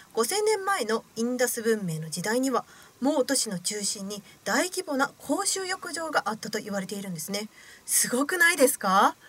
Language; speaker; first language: Japanese; native; Japanese